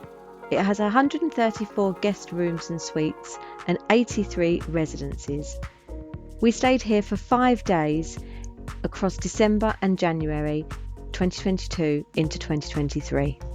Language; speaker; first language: English; native; English